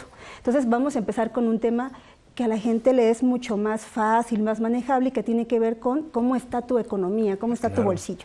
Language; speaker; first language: Spanish; native; Spanish